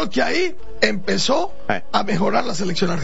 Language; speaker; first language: Spanish; native; Spanish